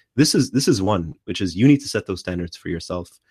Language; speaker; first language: English; non-native, fluent; Arabic